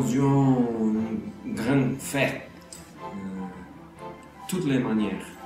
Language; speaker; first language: French; non-native, learner; Portuguese